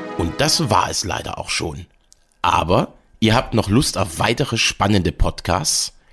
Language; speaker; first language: German; native; German